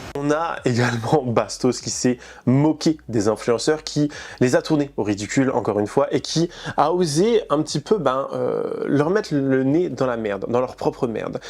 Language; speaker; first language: French; native; French